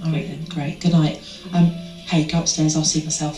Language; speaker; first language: English; native; English